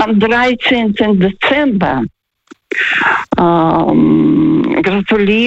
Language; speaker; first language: German; non-native, fluent; Russian